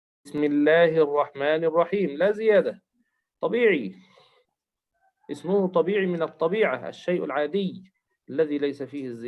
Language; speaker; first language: Arabic; native; Arabic